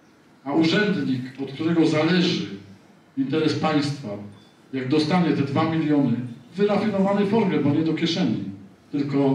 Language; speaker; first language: Polish; native; Polish